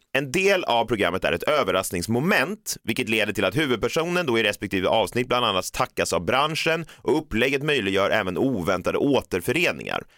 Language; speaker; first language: Swedish; native; Swedish